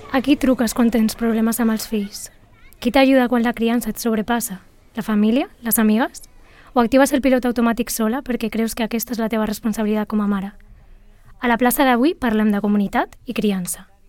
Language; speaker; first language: Catalan; non-native, local second language; Spanish